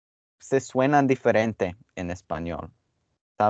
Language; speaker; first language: Spanish; non-native, fluent; English